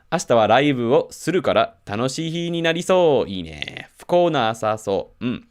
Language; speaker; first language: Japanese; non-native, fluent; English